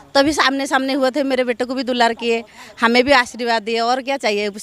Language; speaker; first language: Hindi; non-native, local second language; Odia